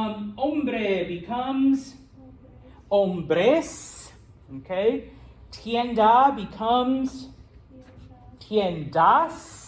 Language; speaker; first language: Spanish; non-native, fluent; English